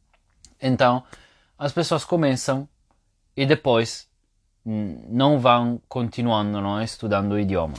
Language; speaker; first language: Portuguese; non-native, fluent; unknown